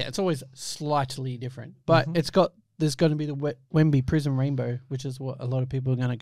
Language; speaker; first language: English; native; English